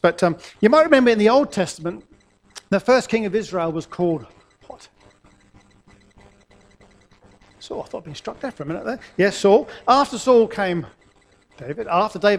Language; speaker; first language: English; native; English